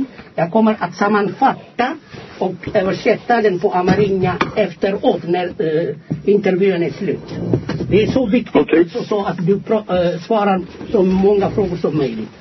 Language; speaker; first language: Swedish; non-native, fluent; Amharic